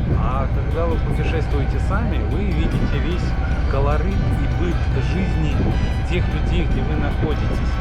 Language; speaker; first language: Russian; native; Russian